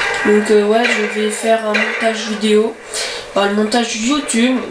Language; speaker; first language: French; native; French